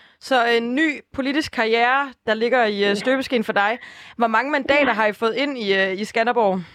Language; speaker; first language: Danish; native; Danish